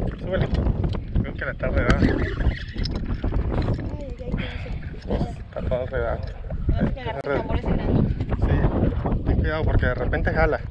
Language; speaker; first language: Spanish; native; Spanish